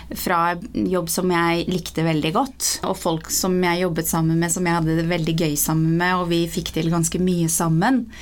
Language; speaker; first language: Norwegian; early bilingual, other home language; Persian